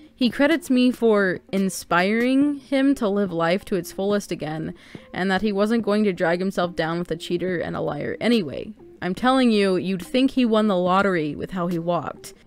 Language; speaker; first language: English; native; English